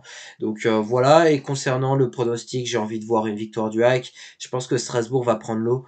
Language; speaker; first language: French; native; French